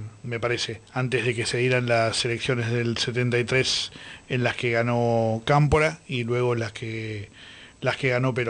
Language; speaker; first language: Spanish; native; Spanish